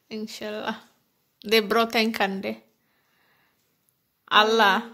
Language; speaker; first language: Swedish; non-native, learner; Bangla